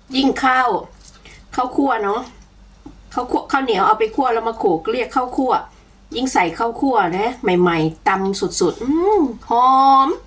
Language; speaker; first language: Thai; non-native, local second language; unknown